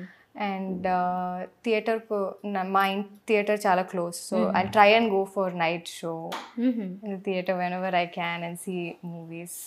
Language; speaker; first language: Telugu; non-native, local second language; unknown